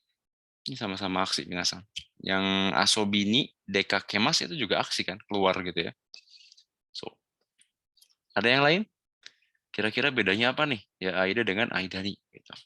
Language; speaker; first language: Indonesian; native; Indonesian